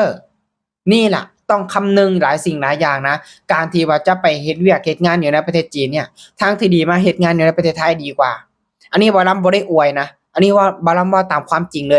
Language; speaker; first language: Thai; non-native, local second language; Northeastern Thai